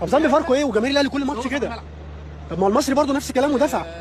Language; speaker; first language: Arabic; native; Arabic